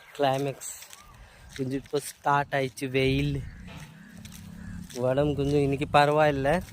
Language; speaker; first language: Tamil; native; Tamil